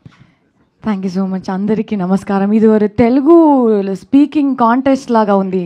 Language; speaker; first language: Telugu; non-native, local second language; Kannada